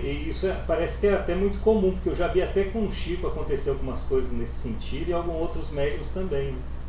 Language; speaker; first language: Portuguese; native; Portuguese